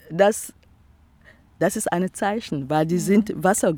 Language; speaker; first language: German; non-native, fluent; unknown